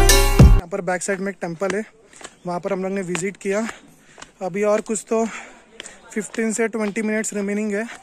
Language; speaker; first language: Hindi; native; Hindi